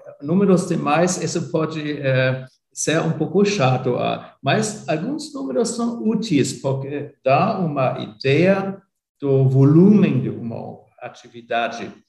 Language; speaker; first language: Portuguese; non-native, fluent; German